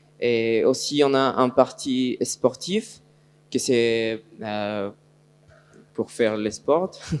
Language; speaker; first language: French; non-native, learner; Spanish